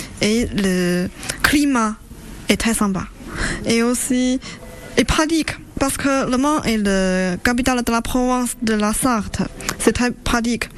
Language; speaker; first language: French; non-native, learner; Chinese